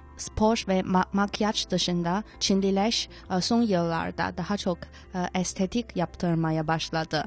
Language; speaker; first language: Turkish; non-native, learner; Chinese